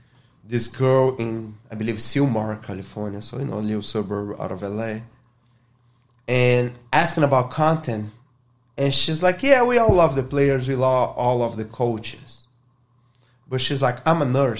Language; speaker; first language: English; non-native, fluent; Portuguese